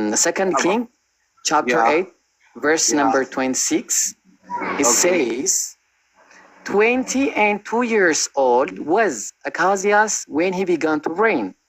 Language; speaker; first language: English; non-native, fluent; Amharic